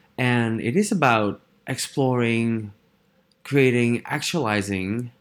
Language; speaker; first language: English; non-native, fluent; Dutch